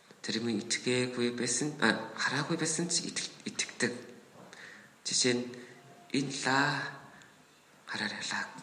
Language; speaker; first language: Mongolian; non-native, fluent; Korean